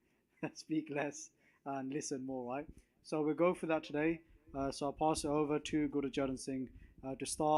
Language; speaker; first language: English; non-native, local second language; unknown